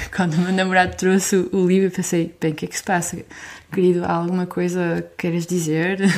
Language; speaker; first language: Portuguese; early bilingual, other home language; French